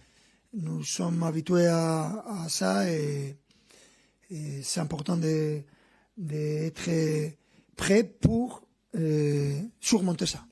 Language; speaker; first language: French; non-native, fluent; Spanish